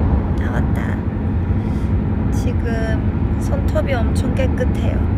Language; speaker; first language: Korean; non-native, fluent; Chinese